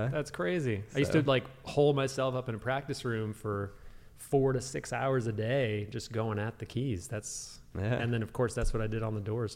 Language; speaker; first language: English; native; English